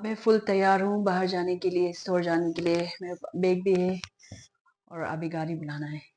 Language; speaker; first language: Hindi; non-native, local second language; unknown